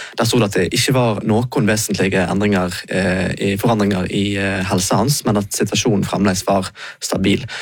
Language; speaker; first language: Norwegian; native; Norwegian